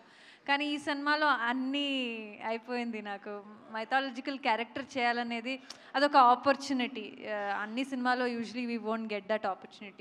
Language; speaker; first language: Telugu; non-native, local second language; Kannada